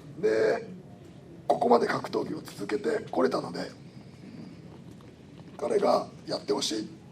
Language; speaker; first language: Japanese; native; Japanese